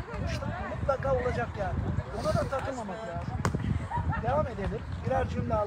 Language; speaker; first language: Turkish; native; Turkish